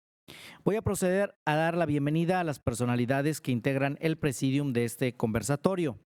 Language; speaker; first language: Spanish; native; Spanish